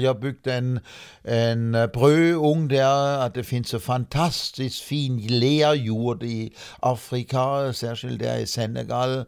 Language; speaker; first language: Swedish; non-native, fluent; German